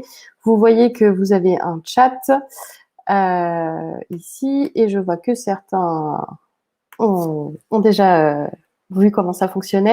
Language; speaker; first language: French; native; French